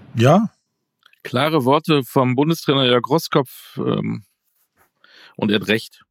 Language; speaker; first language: German; native; German